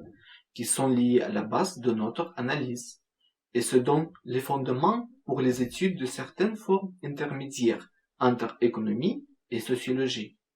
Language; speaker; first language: French; non-native, fluent; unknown